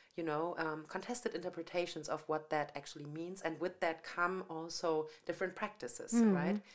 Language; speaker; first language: English; non-native, fluent; German